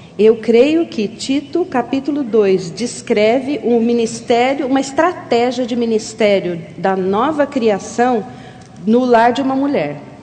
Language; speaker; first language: Portuguese; native; Portuguese